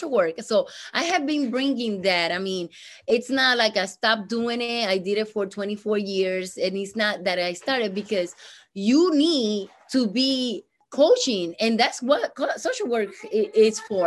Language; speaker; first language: English; non-native, fluent; Spanish